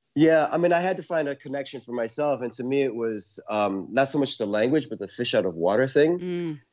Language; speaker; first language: English; native; English